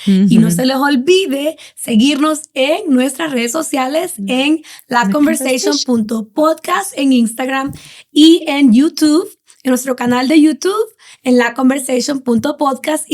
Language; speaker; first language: Spanish; native; Spanish